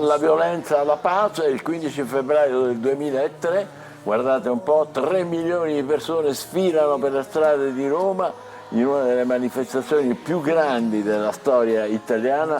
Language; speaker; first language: Italian; native; Italian